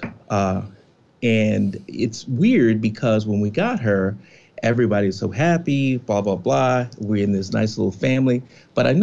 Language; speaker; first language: English; native; English